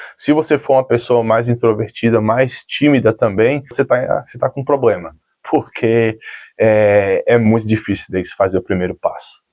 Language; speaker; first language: Portuguese; native; Portuguese